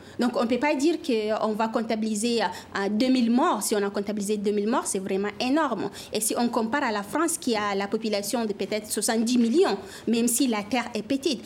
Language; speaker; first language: French; non-native, local second language; Fula